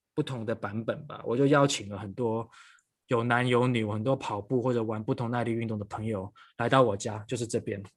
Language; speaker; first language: Chinese; non-native, local second language; Cantonese